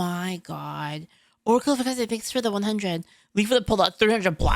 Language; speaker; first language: English; native; English